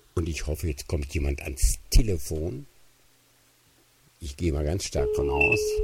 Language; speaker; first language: German; native; German